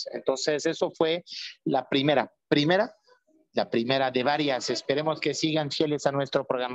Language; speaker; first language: Spanish; native; Spanish